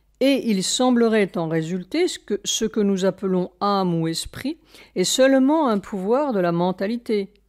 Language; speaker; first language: French; native; French